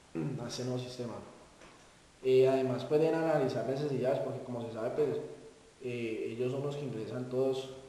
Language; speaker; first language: Spanish; native; Spanish